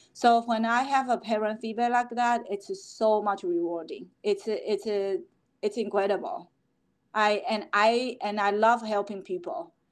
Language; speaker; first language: English; non-native, fluent; Chinese